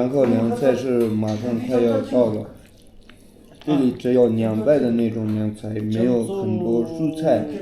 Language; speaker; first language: Chinese; non-native, local second language; Tibetan